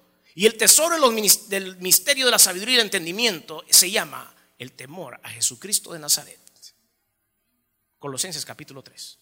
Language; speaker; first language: Spanish; native; Spanish